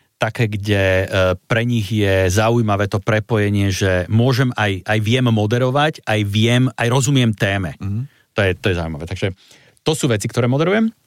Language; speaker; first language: Slovak; native; Slovak